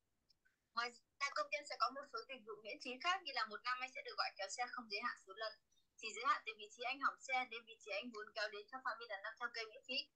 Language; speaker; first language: Vietnamese; native; Vietnamese